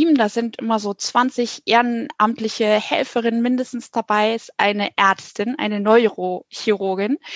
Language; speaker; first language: German; native; German